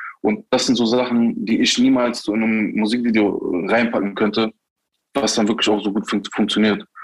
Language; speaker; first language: German; early bilingual, other home language; Turkish